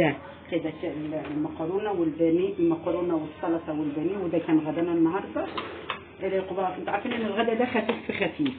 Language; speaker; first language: Arabic; native; Arabic